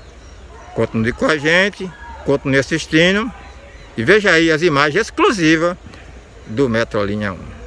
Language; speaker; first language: Portuguese; native; Portuguese